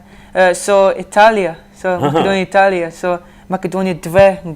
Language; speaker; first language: Macedonian; early bilingual, heritage; Macedonian